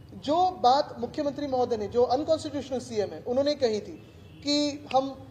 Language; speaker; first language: Hindi; non-native, local second language; Marathi